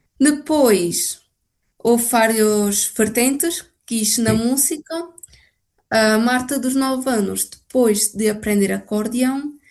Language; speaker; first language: Portuguese; native; Portuguese